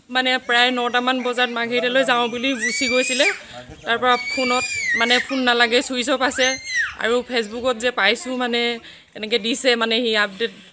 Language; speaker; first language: Assamese; native; Assamese